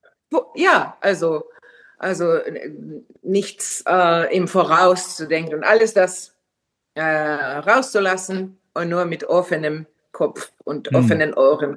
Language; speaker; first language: German; non-native, fluent; Finnish